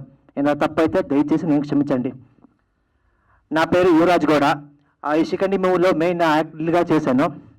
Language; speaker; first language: Telugu; non-native, learner; Kannada